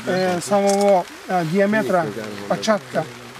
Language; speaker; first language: Russian; non-native, fluent; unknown